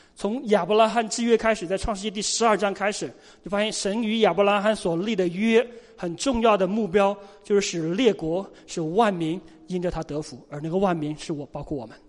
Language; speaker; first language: Chinese; native; Chinese